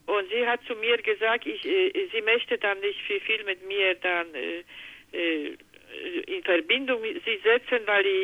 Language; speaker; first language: German; non-native, learner; Polish